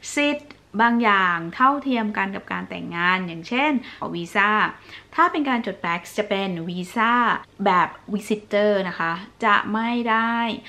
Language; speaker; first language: Thai; native; Thai